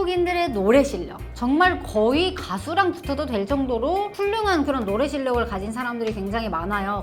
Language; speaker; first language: Korean; non-native, fluent; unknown